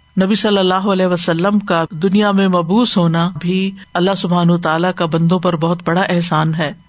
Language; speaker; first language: Urdu; native; Urdu